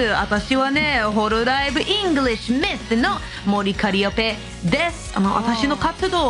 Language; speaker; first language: Japanese; non-native, fluent; English